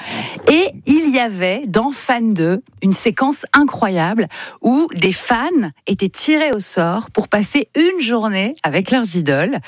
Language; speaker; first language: French; native; French